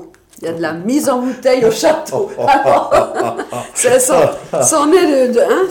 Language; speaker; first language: French; native; French